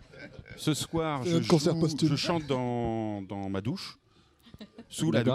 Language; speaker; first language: French; native; French